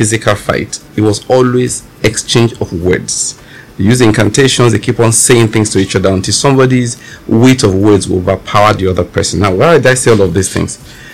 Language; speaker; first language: English; non-native, local second language; Yoruba